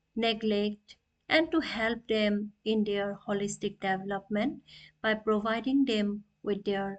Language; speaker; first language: English; non-native, local second language; Assamese